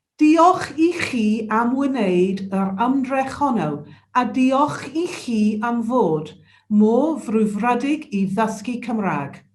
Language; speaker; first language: Welsh; non-native, local second language; English